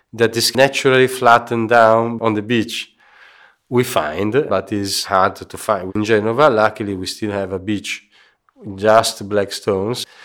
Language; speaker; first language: English; non-native, fluent; Italian